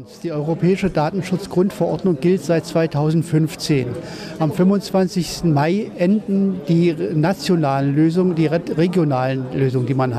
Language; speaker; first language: German; native; German